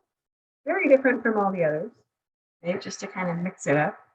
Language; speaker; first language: English; native; English